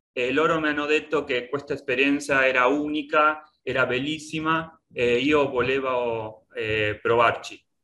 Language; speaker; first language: Italian; non-native, learner; Spanish